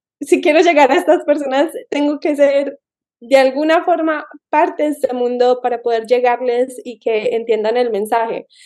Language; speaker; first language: Spanish; early bilingual, heritage; Spanish